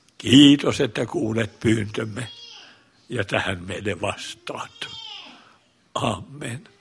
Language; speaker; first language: Finnish; native; Finnish